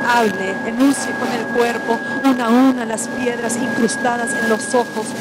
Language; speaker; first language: Spanish; native; Spanish